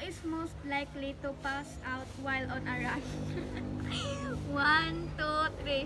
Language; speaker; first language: English; non-native, local second language; Filipino